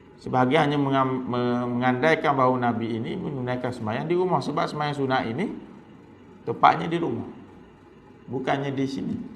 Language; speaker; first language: Malay; native; Malay